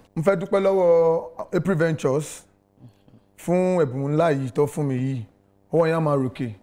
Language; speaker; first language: Yoruba; non-native, local second language; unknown